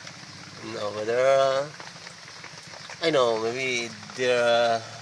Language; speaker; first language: English; non-native, learner; Indonesian